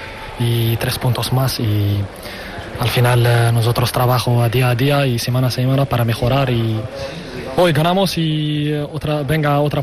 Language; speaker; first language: Spanish; non-native, learner; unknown